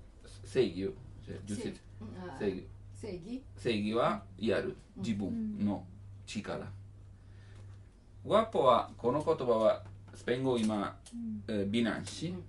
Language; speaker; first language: Japanese; non-native, learner; Italian